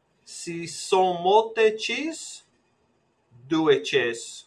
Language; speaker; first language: Italian; non-native, learner; English